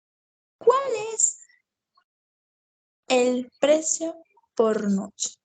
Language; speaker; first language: Spanish; non-native, learner; Portuguese